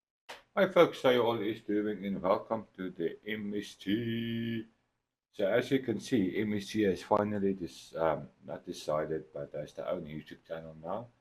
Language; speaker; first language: English; non-native, local second language; Afrikaans